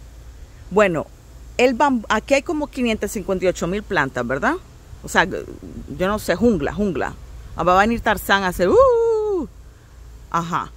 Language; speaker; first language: Spanish; native; Spanish